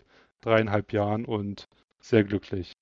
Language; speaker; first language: German; native; German